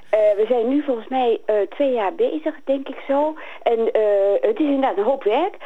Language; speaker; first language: Dutch; native; Dutch